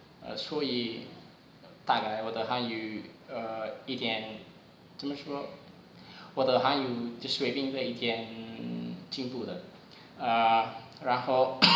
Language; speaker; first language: Chinese; non-native, learner; Indonesian